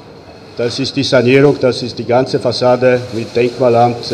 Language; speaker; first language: German; non-native, fluent; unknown